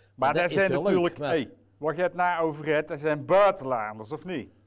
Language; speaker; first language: Dutch; native; Dutch